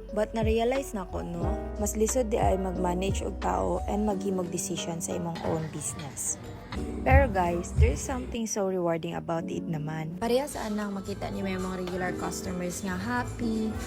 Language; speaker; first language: Cebuano; native; Cebuano